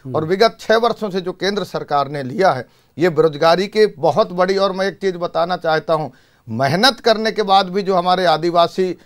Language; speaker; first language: Hindi; native; Hindi